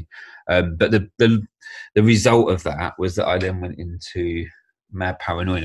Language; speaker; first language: English; native; English